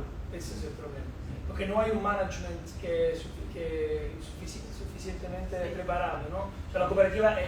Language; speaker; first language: Spanish; non-native, fluent; Portuguese